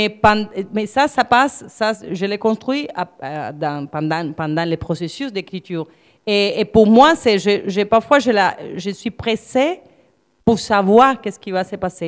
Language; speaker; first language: French; non-native, fluent; Spanish